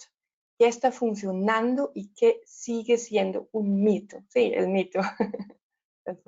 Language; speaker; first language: Spanish; non-native, learner; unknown